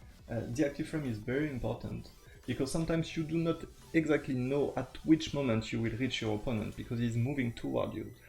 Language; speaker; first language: English; non-native, fluent; French